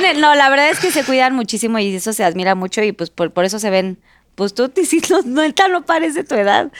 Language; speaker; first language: Spanish; native; Spanish